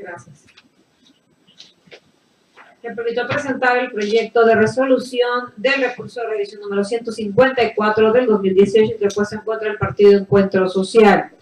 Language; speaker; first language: Spanish; native; Spanish